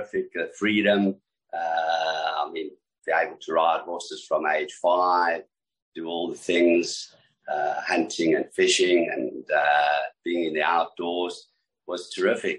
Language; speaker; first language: English; native; English